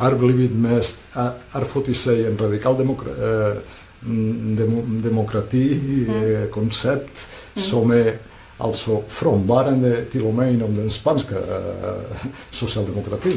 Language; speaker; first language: Swedish; non-native, fluent; Catalan